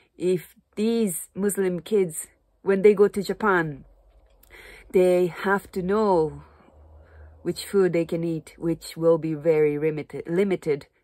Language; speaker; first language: English; non-native, fluent; Japanese